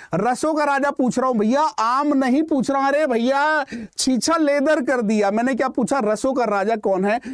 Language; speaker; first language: Hindi; native; Hindi